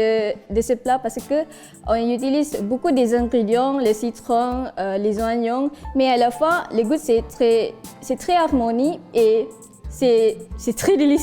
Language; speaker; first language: French; non-native, learner; Malay